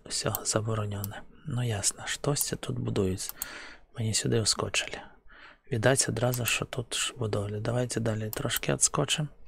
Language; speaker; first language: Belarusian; native; Belarusian